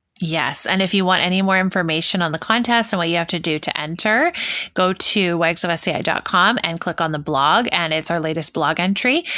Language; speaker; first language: English; native; English